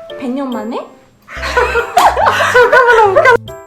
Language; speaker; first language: Korean; non-native, learner; Chinese